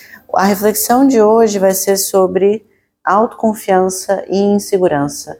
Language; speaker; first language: Portuguese; native; Portuguese